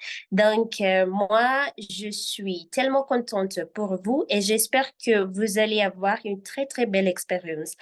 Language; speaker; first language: French; non-native, fluent; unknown